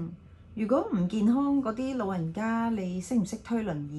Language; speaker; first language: Cantonese; native; Cantonese